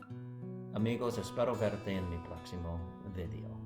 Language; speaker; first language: Spanish; non-native, fluent; English